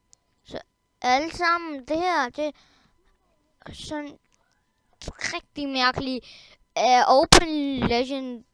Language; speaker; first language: Danish; early bilingual, other home language; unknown